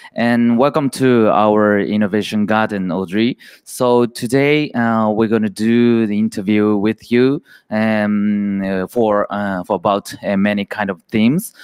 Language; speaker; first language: English; non-native, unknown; Japanese